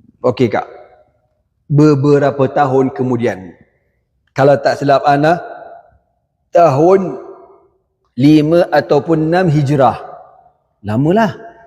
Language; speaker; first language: Malay; native; Malay